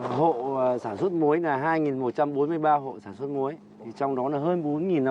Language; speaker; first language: Vietnamese; native; Vietnamese